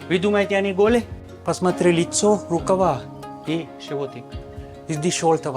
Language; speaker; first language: Russian; non-native, fluent; Sinhala